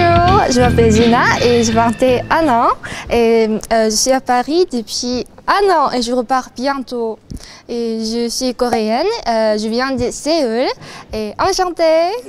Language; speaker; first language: French; non-native, learner; Korean